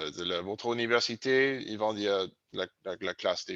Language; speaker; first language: French; non-native, learner; English